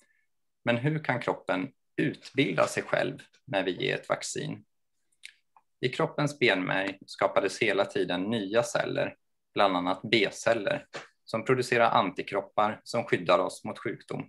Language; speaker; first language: Swedish; native; Swedish